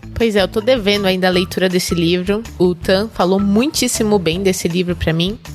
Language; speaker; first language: Portuguese; native; Portuguese